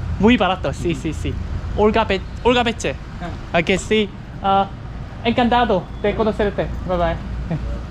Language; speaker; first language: Spanish; non-native, learner; Korean